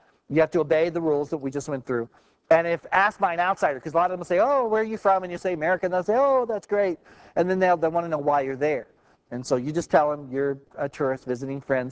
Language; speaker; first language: English; native; English